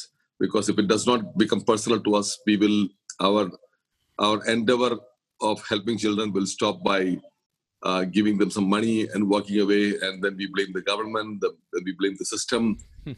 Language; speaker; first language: English; non-native, local second language; Malayalam